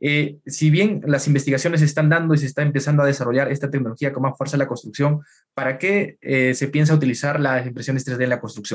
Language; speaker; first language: Spanish; native; Spanish